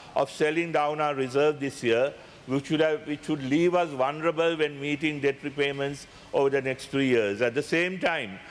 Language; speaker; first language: English; non-native, local second language; Sinhala